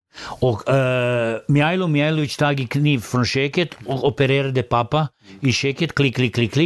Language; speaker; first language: Swedish; non-native, fluent; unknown